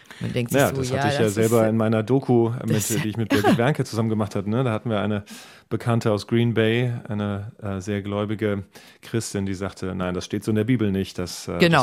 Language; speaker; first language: German; native; German